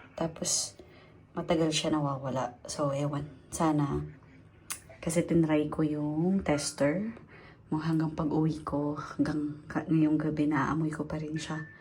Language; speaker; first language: Filipino; native; Filipino